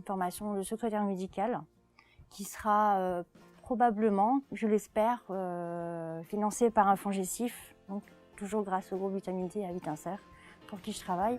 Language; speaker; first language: French; native; French